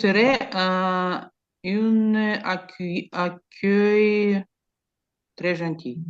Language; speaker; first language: French; non-native, learner; Ukrainian